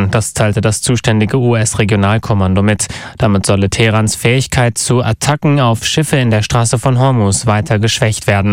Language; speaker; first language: German; native; German